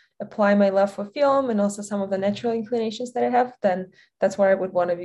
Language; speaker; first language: English; non-native, fluent; Russian